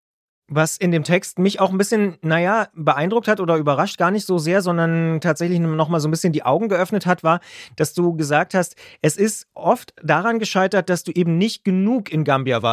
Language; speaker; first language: German; native; German